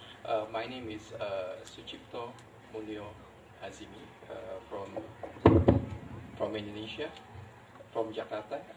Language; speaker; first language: English; non-native, fluent; Indonesian